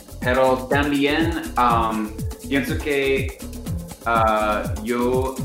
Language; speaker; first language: Spanish; non-native, learner; English